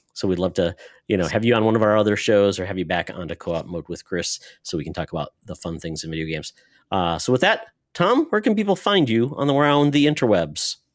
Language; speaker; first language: English; native; English